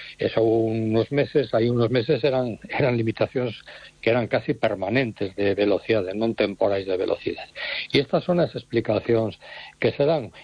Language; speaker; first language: Galician; non-native, local second language; Spanish